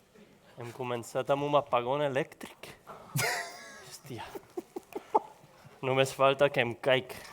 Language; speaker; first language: Catalan; non-native, local second language; Spanish